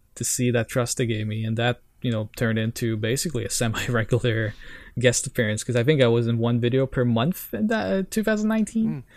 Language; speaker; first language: English; non-native, fluent; Norwegian